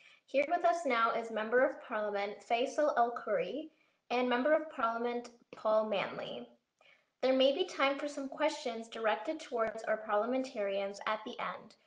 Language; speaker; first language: English; native; English